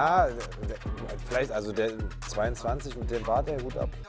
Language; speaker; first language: German; native; German